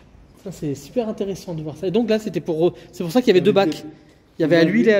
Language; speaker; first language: French; native; French